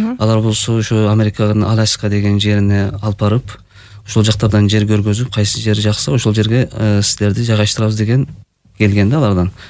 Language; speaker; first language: Kyrgyz; early bilingual, heritage; Kyrgyz